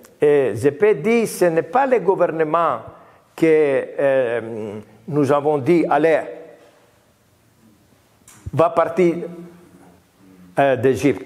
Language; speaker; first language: French; non-native, learner; Greek